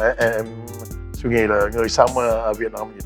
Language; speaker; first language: Vietnamese; early bilingual, heritage; English